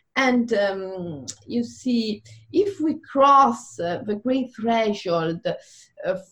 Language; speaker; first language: English; non-native, fluent; Italian